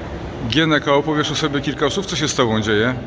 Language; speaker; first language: Polish; native; Polish